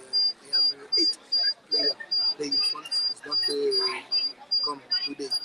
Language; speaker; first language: English; non-native, learner; French